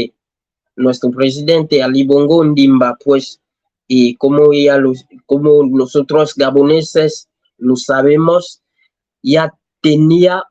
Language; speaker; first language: Spanish; non-native, learner; French